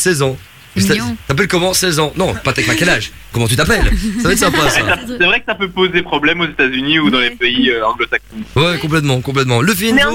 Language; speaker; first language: French; native; French